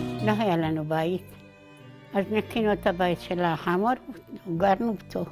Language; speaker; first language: Hebrew; non-native, fluent; Arabic